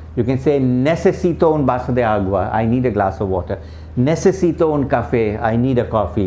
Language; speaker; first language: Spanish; non-native, fluent; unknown